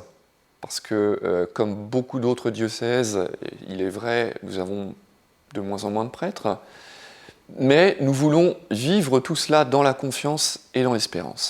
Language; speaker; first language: French; native; French